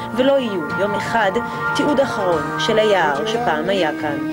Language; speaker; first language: Hebrew; native; Hebrew